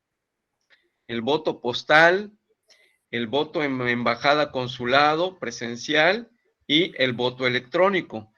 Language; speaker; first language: Spanish; native; Spanish